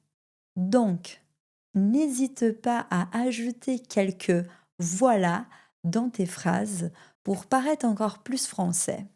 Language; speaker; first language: French; non-native, fluent; Portuguese